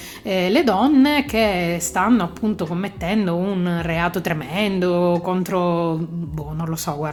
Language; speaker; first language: Italian; native; Italian